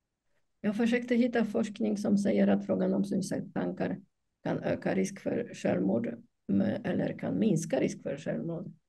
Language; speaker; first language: Swedish; non-native, fluent; Polish